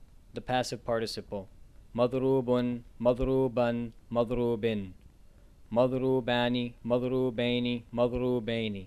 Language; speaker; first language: Arabic; non-native, fluent; English